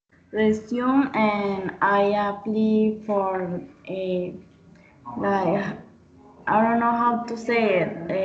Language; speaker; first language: English; non-native, learner; Spanish